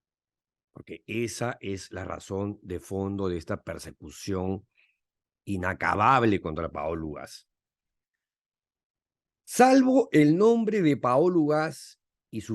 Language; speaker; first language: Spanish; native; Spanish